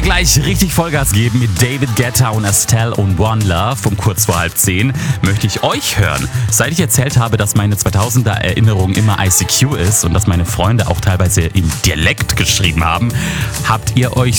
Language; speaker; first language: German; non-native, local second language; Swiss German